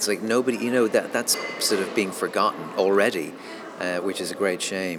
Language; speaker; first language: English; native; English